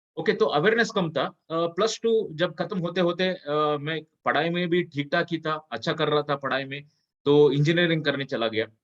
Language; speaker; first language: Hindi; non-native, local second language; Kannada